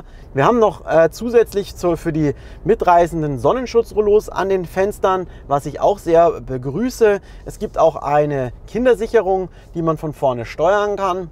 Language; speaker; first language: German; native; German